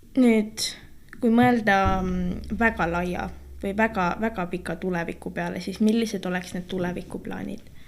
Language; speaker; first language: Estonian; native; Estonian